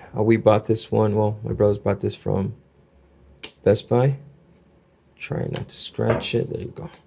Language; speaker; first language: English; native; English